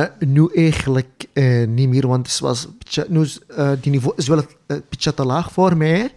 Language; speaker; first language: Dutch; non-native, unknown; Arabic